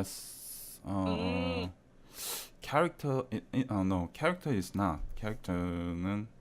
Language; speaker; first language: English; non-native, learner; Korean